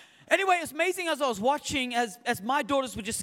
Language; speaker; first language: English; native; English